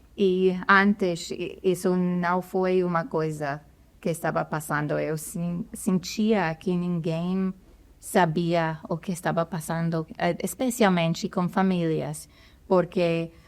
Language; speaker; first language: Portuguese; non-native, fluent; English